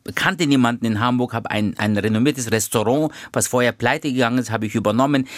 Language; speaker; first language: German; early bilingual, other home language; Turkish